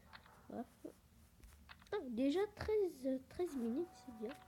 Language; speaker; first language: French; native; French